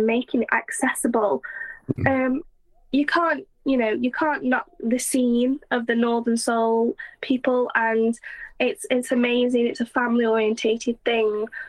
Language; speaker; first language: English; native; English